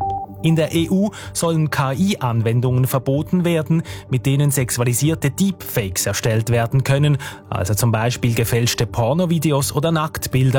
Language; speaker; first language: German; native; German